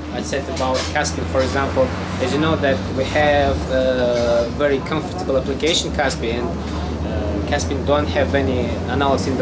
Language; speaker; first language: English; non-native, learner; Kazakh